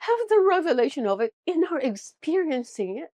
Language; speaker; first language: English; non-native, local second language; Filipino